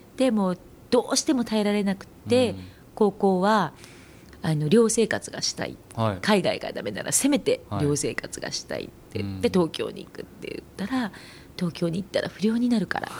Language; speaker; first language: Japanese; native; Japanese